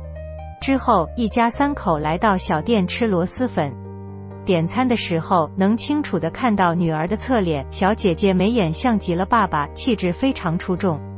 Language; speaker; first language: Chinese; native; Chinese